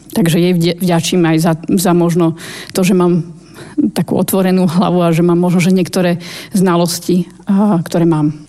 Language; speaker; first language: Slovak; native; Slovak